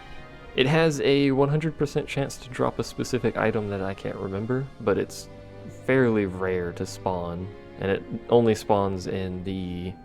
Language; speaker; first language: English; native; English